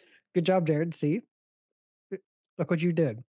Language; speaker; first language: English; native; English